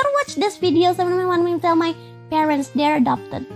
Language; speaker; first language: English; non-native, fluent; Indonesian